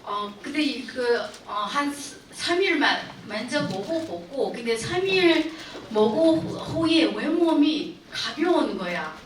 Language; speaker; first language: Korean; non-native, learner; Chinese